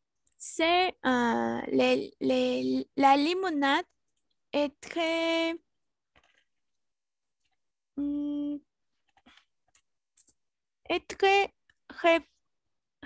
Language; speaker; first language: French; non-native, learner; Spanish